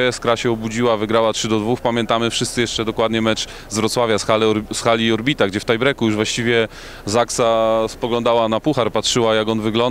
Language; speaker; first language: Polish; native; Polish